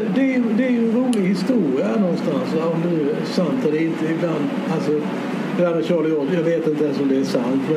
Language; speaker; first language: Swedish; native; Swedish